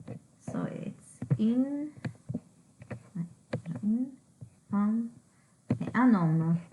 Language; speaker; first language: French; non-native, learner; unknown